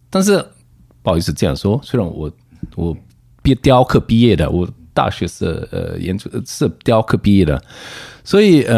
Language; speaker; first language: Chinese; early bilingual, other home language; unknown